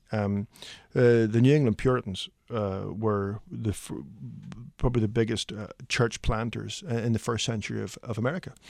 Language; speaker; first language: English; native; English